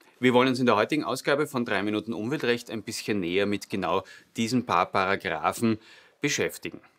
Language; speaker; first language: German; native; German